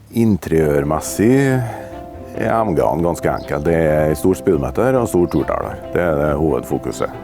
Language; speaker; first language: Norwegian; native; Norwegian